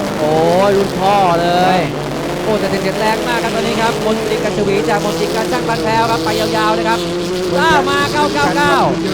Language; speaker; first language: Thai; native; Thai